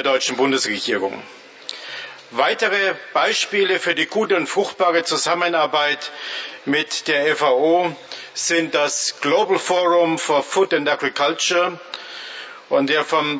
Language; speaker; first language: German; native; German